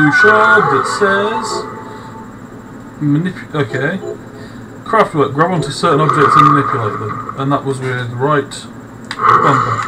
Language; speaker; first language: English; native; English